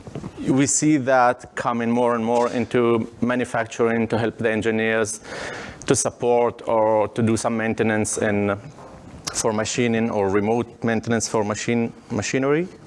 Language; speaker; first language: English; non-native, fluent; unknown